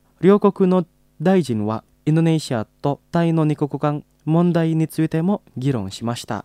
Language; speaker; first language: Japanese; non-native, fluent; Indonesian